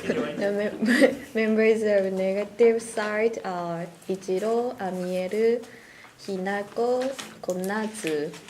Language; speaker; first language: English; non-native, learner; Japanese